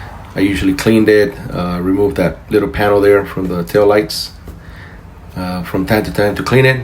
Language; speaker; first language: English; native; English